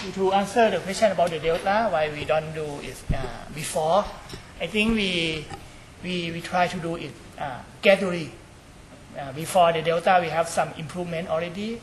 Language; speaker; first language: English; non-native, learner; Thai